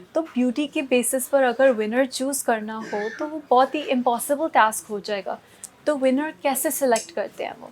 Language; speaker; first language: Hindi; non-native, local second language; Punjabi